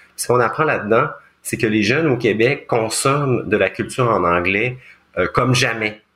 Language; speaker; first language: French; native; French